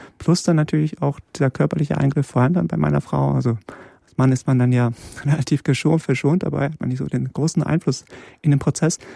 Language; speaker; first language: German; early bilingual, other home language; Polish